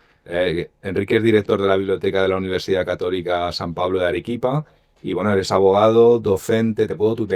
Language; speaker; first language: Spanish; native; Spanish